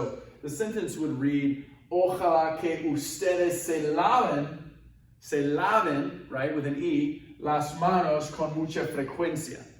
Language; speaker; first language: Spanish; non-native, fluent; English